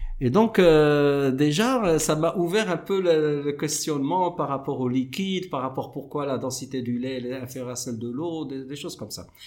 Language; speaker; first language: French; non-native, local second language; Arabic